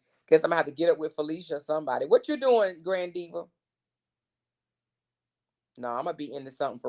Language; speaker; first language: English; native; English